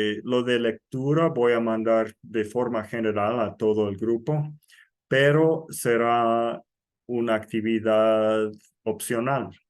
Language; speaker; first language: Spanish; non-native, fluent; English